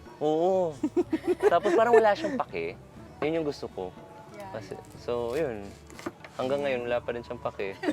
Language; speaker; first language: Filipino; non-native, local second language; Hiligaynon